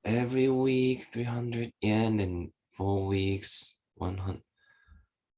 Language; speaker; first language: English; non-native, learner; Japanese